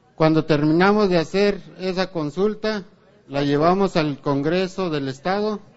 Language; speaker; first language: Spanish; native; Spanish